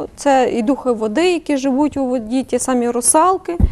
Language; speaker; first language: Ukrainian; native; Ukrainian